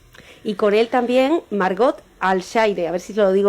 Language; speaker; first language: Spanish; native; Spanish